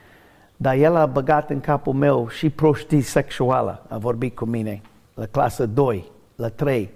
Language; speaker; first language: Romanian; non-native, learner; English